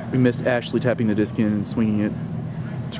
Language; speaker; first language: English; native; English